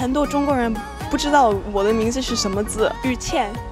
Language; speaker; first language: Chinese; non-native, learner; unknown